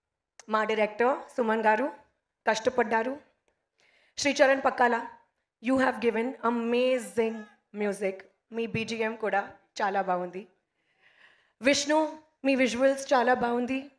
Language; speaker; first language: Telugu; non-native, learner; Hindi